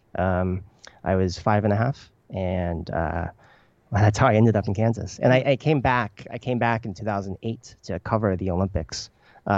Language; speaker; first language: English; early bilingual, other home language; Chinese